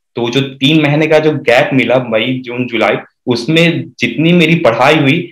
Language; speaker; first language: Hindi; native; Hindi